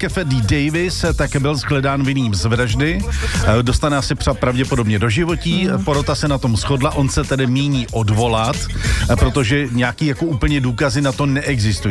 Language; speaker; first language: Czech; native; Czech